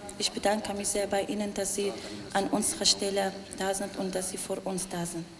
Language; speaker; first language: German; non-native, learner; Arabic